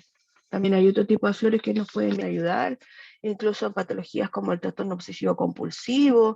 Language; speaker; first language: Spanish; native; Spanish